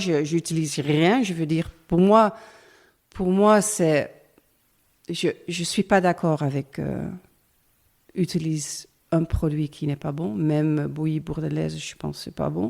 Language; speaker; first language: French; non-native, learner; Dutch